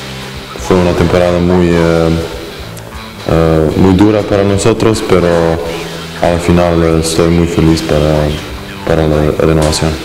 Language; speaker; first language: Spanish; non-native, fluent; Serbian